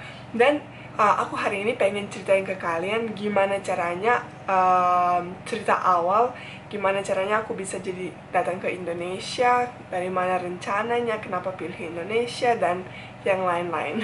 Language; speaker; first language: Indonesian; non-native, fluent; Bosnian